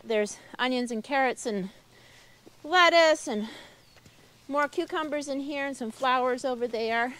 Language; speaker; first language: English; native; English